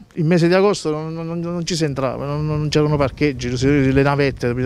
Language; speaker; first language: Italian; native; Italian